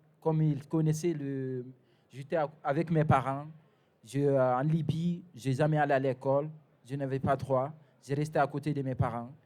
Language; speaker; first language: French; non-native, fluent; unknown